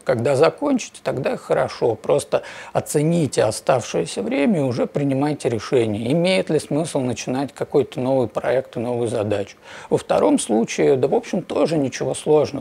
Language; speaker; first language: Russian; native; Russian